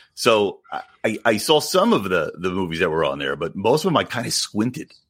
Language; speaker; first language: English; native; English